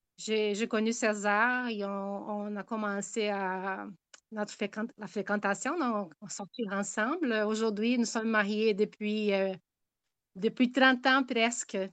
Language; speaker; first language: French; non-native, fluent; Portuguese